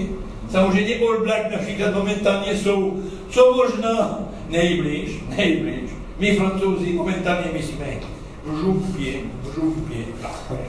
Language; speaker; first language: Czech; non-native, learner; French